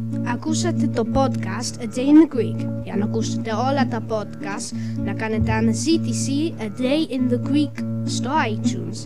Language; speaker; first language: Greek; early bilingual, heritage; English